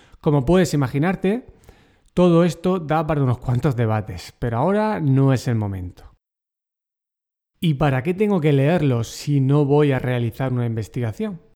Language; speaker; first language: Spanish; native; Spanish